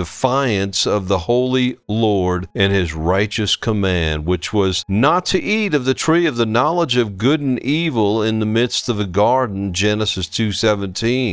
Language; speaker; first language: English; native; English